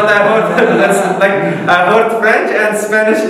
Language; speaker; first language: English; non-native, fluent; Uzbek